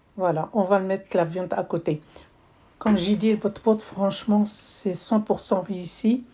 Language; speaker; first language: French; non-native, local second language; Arabic